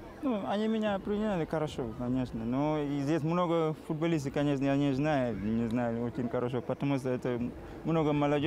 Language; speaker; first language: Russian; non-native, learner; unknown